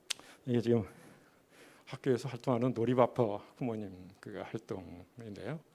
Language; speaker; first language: Korean; native; Korean